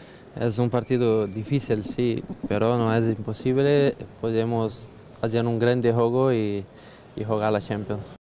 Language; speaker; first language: Spanish; non-native, fluent; Portuguese